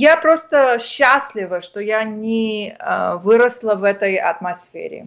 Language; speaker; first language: Russian; non-native, fluent; Armenian